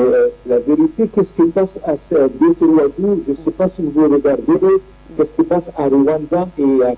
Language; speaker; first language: French; non-native, learner; Arabic